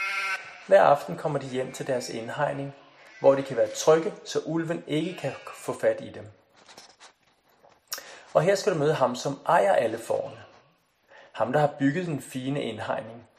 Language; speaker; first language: Danish; native; Danish